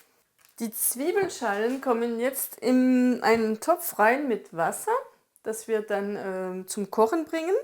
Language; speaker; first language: German; non-native, fluent; French